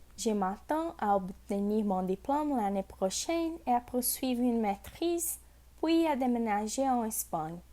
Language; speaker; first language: French; non-native, learner; Portuguese